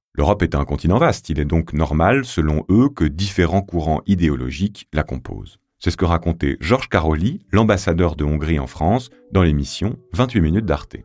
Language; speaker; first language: French; native; French